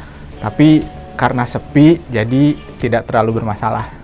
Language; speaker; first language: Indonesian; native; Indonesian